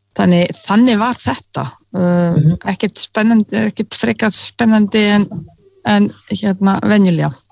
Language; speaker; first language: Icelandic; non-native, fluent; Bosnian